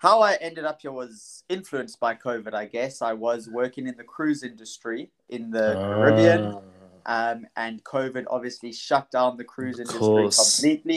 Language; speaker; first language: English; native; English